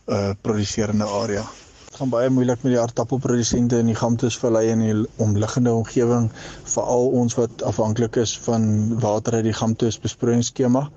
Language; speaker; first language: Afrikaans; native; Afrikaans